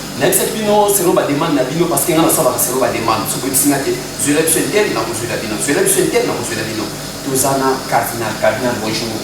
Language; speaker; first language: Lingala; native; Lingala